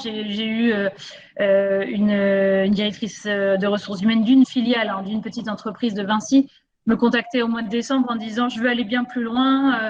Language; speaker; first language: French; native; French